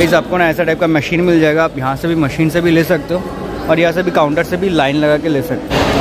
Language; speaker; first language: Hindi; non-native, local second language; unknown